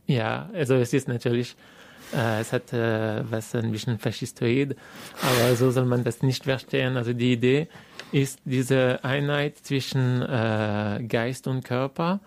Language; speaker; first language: German; non-native, fluent; French